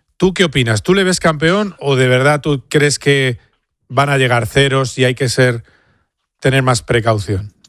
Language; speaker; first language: Spanish; native; Spanish